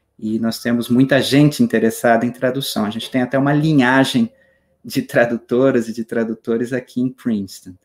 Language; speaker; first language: Portuguese; native; Portuguese